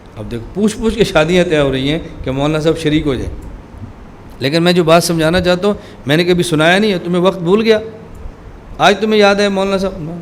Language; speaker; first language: Urdu; non-native, local second language; Punjabi